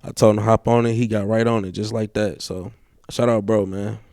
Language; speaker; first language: English; native; English